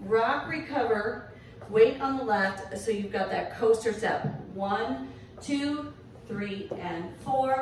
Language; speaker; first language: English; native; English